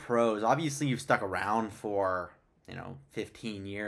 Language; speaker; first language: English; native; English